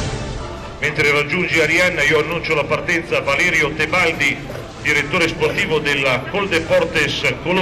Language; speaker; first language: Italian; native; Italian